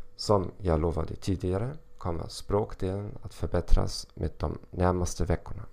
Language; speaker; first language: Swedish; non-native, learner; German